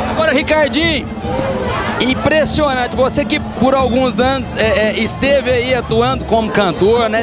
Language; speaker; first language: Portuguese; native; Portuguese